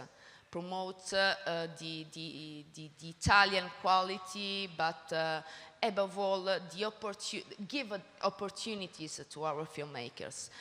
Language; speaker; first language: English; non-native, learner; Italian